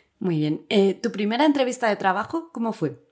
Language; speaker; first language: Spanish; native; Spanish